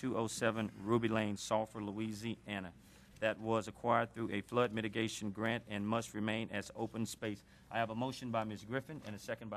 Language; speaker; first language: English; native; English